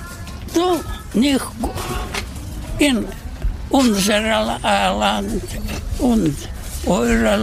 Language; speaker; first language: German; non-native, learner; Russian